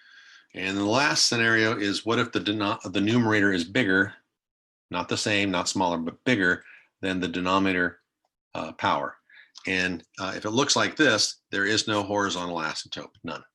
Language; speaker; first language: English; native; English